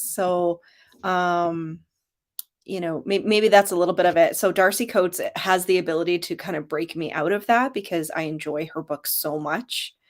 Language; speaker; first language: English; native; English